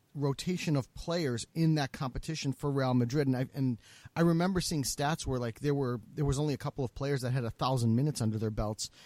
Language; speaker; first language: English; native; English